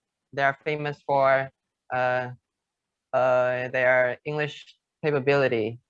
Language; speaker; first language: English; non-native, fluent; Vietnamese